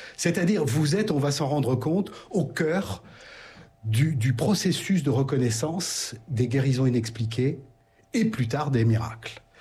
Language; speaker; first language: French; native; French